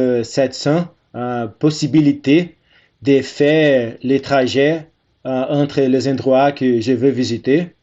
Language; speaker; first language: French; non-native, fluent; Portuguese